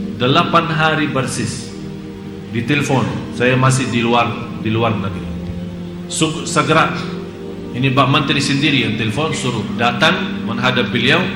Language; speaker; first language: Indonesian; non-native, fluent; Arabic